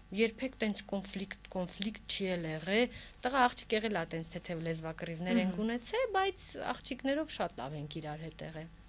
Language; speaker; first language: Armenian; early bilingual, heritage; Armenian